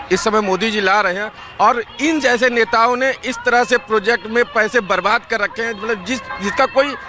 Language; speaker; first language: Hindi; native; Hindi